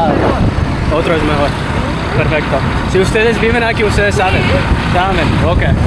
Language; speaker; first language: Spanish; non-native, learner; English